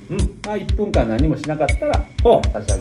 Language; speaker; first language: Japanese; native; Japanese